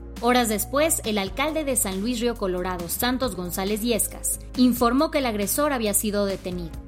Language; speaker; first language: Spanish; native; Spanish